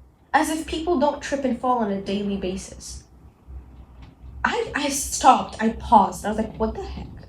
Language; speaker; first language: English; non-native, local second language; Arabic